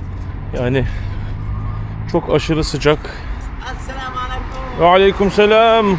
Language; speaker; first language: Turkish; native; Turkish